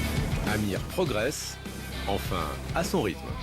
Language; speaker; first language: French; native; French